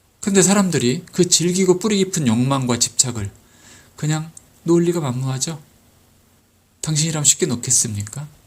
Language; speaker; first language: Korean; native; Korean